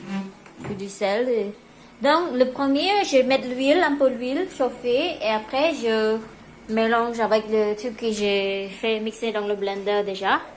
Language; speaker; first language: French; non-native, local second language; Khmer